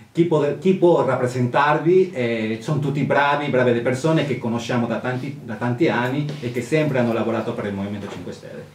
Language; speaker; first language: Italian; non-native, fluent; Spanish